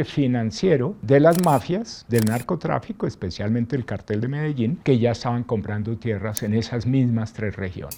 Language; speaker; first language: Spanish; native; Spanish